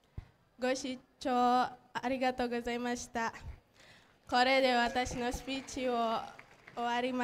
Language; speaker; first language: Japanese; non-native, learner; Indonesian